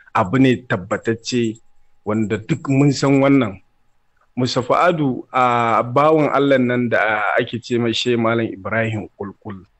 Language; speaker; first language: Hausa; native; Hausa